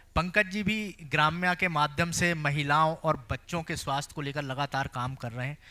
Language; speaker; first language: Hindi; native; Hindi